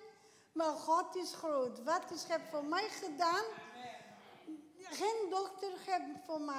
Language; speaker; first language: Dutch; non-native, local second language; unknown